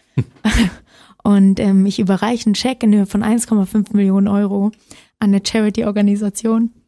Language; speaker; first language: German; native; German